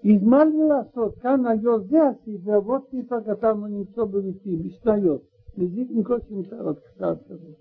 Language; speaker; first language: Hebrew; non-native, learner; Russian